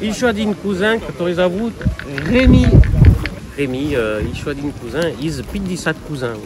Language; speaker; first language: Russian; non-native, learner; French